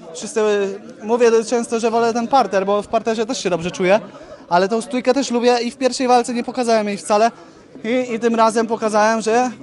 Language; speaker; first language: Polish; native; Polish